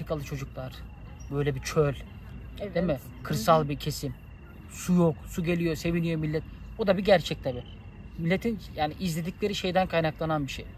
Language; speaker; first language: Turkish; native; Turkish